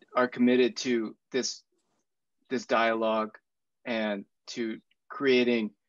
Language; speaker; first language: English; native; English